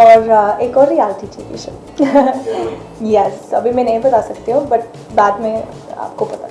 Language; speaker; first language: Hindi; non-native, fluent; Arabic